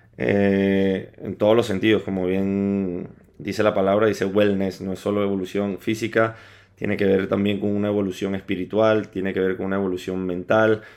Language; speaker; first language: Spanish; native; Spanish